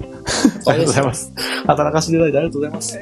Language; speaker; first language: Japanese; native; Japanese